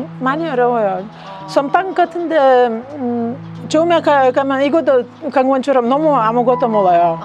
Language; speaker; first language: Korean; non-native, learner; Lithuanian